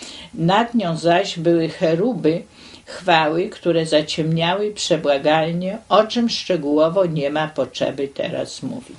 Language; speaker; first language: Polish; native; Polish